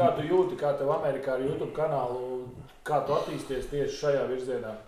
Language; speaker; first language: Latvian; native; Latvian